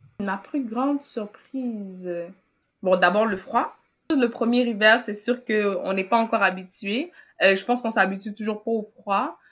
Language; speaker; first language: French; early bilingual, other home language; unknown